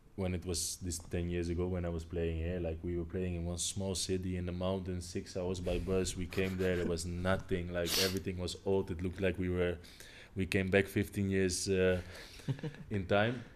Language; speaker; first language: English; non-native, fluent; Dutch